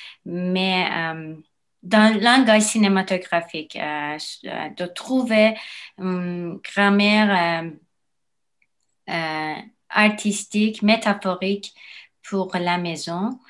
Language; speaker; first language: French; non-native, learner; Persian